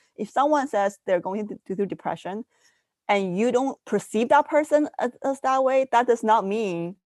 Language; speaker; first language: English; early bilingual, other home language; Chinese